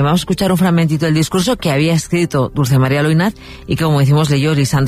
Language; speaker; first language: Spanish; native; Spanish